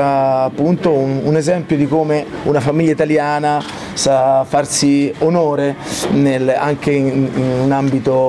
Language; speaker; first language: Italian; native; Italian